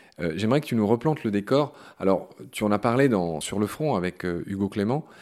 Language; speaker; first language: French; native; French